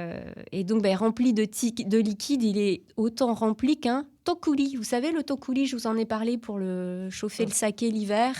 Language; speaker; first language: French; native; French